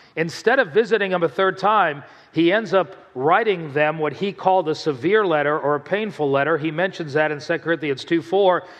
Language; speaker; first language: English; native; English